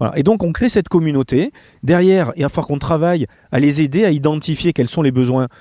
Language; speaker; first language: French; native; French